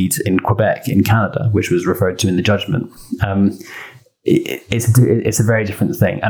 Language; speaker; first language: English; native; English